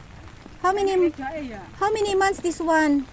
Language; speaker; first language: English; non-native, local second language; Filipino